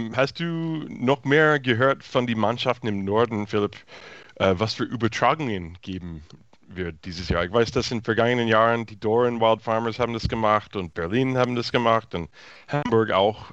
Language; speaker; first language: German; non-native, fluent; English